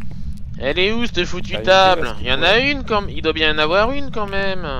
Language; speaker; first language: French; native; French